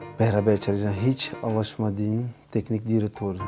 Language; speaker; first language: Turkish; non-native, learner; Portuguese